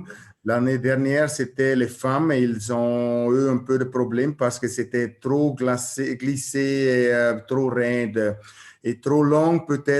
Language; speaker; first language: French; non-native, learner; German